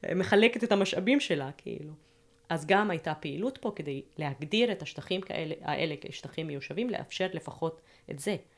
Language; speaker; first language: Hebrew; non-native, local second language; Arabic